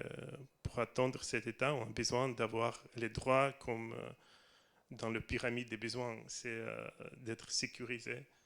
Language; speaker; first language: French; non-native, learner; Russian